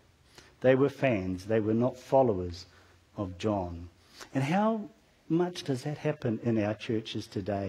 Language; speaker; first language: English; native; English